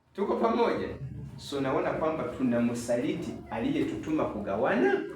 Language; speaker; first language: Swahili; non-native, local second language; Rundi